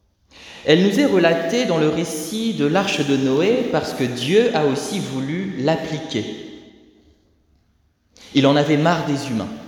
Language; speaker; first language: French; native; French